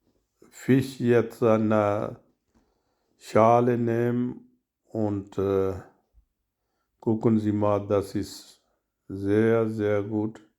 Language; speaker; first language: German; non-native, learner; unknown